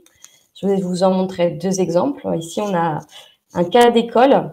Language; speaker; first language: French; native; French